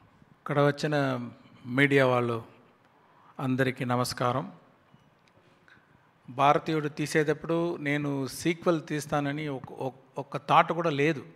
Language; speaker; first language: Telugu; non-native, learner; Tamil